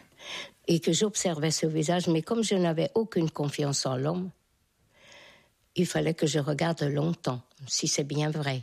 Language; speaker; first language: French; non-native, fluent; Hungarian